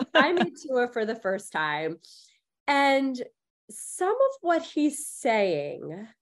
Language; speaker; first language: English; early bilingual, other home language; Hindi